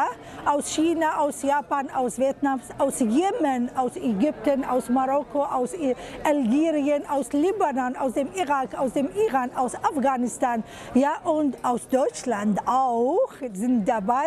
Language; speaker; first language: German; non-native, fluent; Arabic